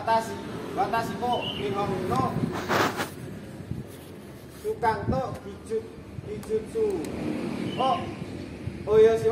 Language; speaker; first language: Japanese; non-native, learner; Indonesian